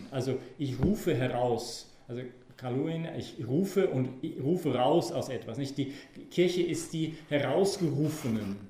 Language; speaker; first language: German; non-native, fluent; English